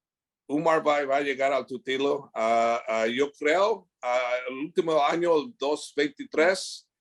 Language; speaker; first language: Spanish; early bilingual, heritage; English